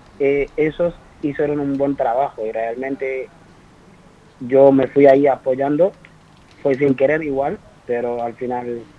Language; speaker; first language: Spanish; non-native, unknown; Wolof